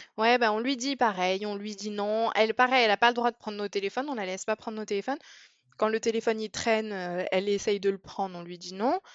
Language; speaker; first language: French; early bilingual, other home language; English